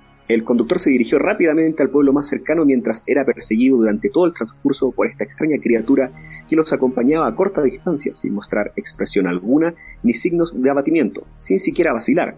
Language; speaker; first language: Spanish; native; Spanish